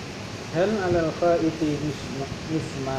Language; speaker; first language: Arabic; non-native, learner; Indonesian